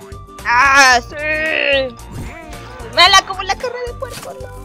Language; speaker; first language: Spanish; native; Spanish